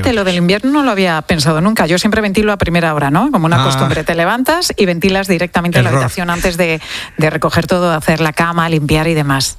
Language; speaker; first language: Spanish; native; Spanish